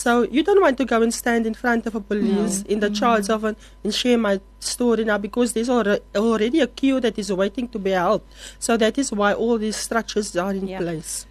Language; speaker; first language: English; non-native, local second language; Afrikaans